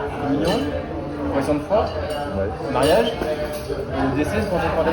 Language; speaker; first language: French; native; French